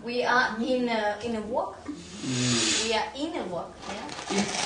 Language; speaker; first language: English; non-native, learner; Russian